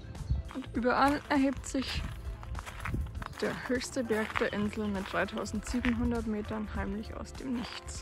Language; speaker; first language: German; native; German